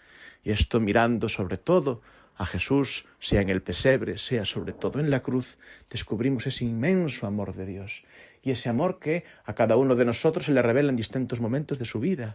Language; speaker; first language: Spanish; native; Spanish